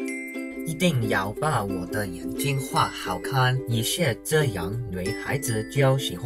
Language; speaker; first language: Chinese; non-native, learner; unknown